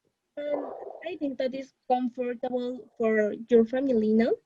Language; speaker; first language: English; non-native, learner; Spanish